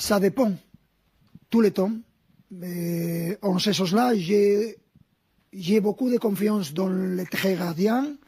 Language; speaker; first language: French; non-native, fluent; Spanish